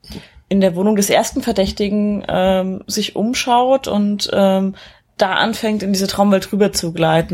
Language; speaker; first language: German; native; German